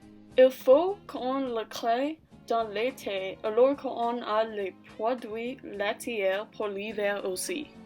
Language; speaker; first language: French; non-native, learner; English